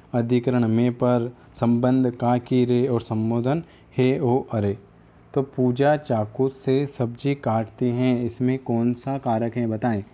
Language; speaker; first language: Hindi; native; Hindi